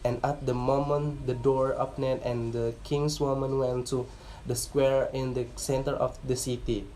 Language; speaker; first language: English; non-native, learner; Indonesian